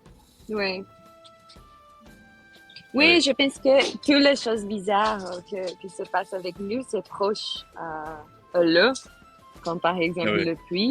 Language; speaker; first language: French; non-native, learner; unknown